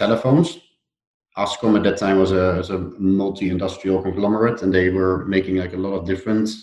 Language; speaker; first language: English; non-native, fluent; Dutch